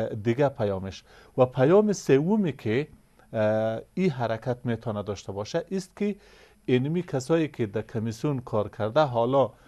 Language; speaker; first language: Persian; native; Persian